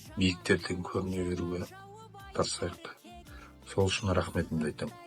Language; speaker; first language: Kazakh; non-native, local second language; Tatar